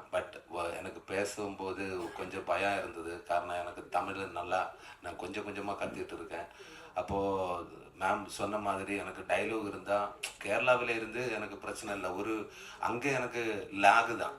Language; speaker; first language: Tamil; non-native, learner; Malayalam